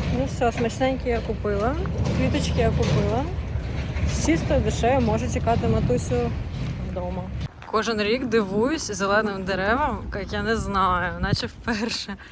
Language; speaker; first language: Ukrainian; non-native, local second language; Russian